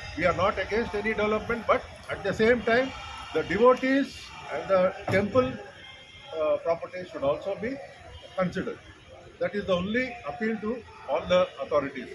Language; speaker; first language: English; non-native, local second language; Telugu